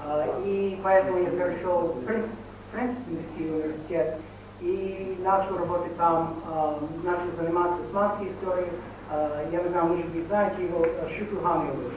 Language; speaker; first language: Russian; non-native, fluent; English